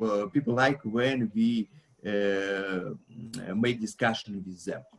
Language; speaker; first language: English; non-native, learner; Russian